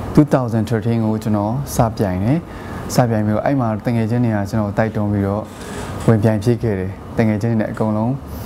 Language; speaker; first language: Burmese; native; Burmese